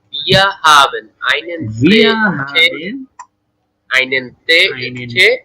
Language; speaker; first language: German; non-native, learner; Bangla